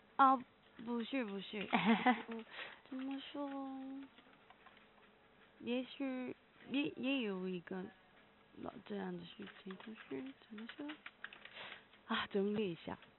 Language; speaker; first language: Chinese; non-native, learner; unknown